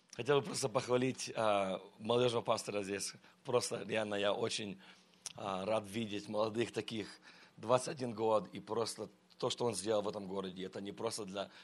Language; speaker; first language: Russian; early bilingual, heritage; Russian